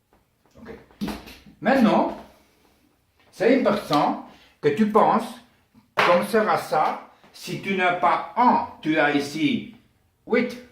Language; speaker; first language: French; non-native, learner; Spanish